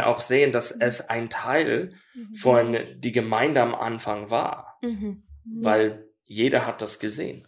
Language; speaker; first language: German; non-native, learner; English